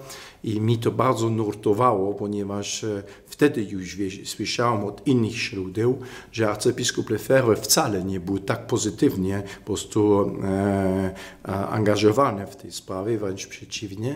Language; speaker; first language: Polish; non-native, fluent; German